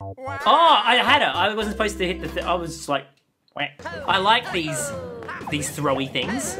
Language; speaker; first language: English; native; English